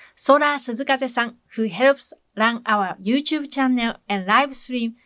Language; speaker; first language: English; non-native, fluent; Japanese